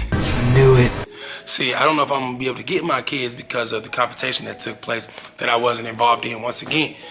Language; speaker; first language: English; native; English